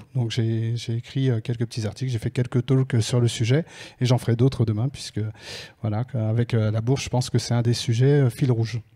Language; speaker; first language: French; native; French